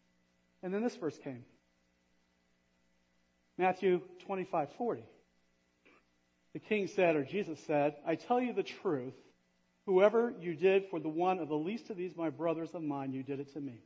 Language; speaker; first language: English; native; English